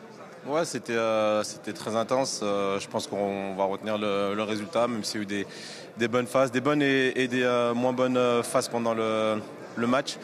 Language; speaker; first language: French; native; French